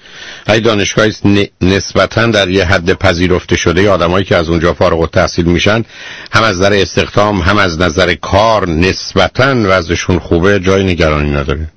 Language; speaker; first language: Persian; native; Persian